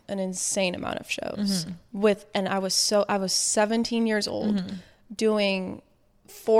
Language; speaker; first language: English; non-native, fluent; Dutch